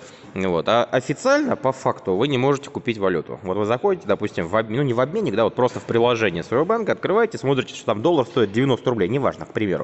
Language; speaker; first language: Russian; native; Russian